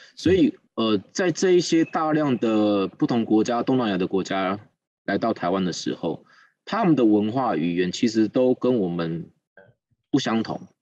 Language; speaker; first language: Chinese; native; Chinese